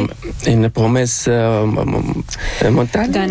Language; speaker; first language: French; non-native, local second language; Arabic